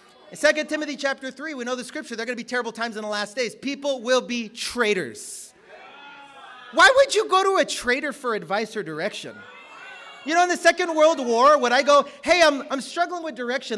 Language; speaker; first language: English; native; English